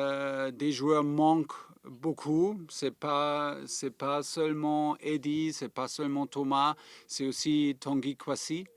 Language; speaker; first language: French; non-native, fluent; German